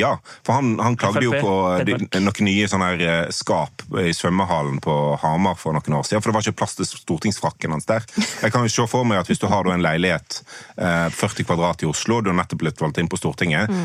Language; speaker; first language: Norwegian; native; Norwegian